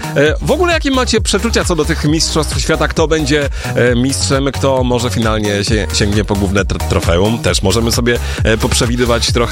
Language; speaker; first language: Polish; native; Polish